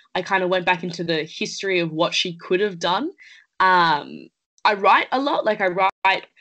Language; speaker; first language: English; native; English